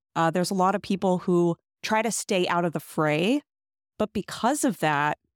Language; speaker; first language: English; native; English